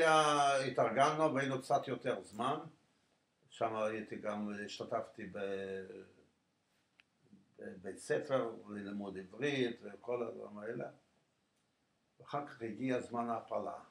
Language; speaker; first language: Hebrew; non-native, fluent; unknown